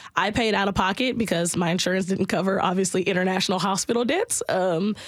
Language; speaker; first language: English; native; English